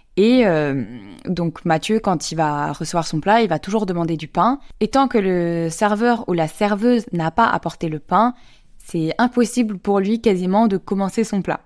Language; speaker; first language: French; native; French